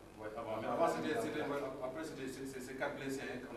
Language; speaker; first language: French; non-native, local second language; Wolof